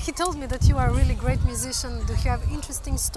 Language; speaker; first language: English; non-native, fluent; Slovenian